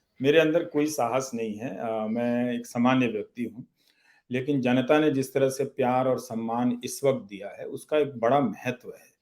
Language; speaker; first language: Hindi; non-native, local second language; Bhojpuri